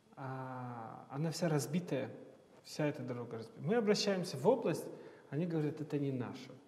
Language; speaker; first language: Russian; non-native, local second language; Kazakh